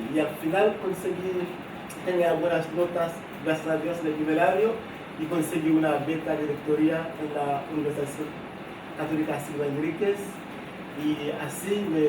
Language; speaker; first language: Spanish; non-native, fluent; Haitian Creole